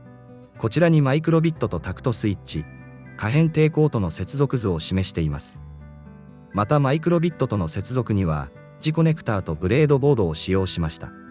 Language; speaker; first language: Japanese; native; Japanese